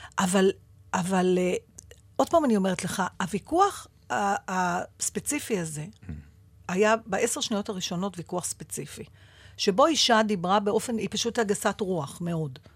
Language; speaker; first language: Hebrew; native; Hebrew